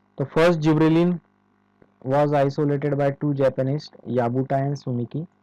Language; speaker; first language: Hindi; non-native, local second language; Marathi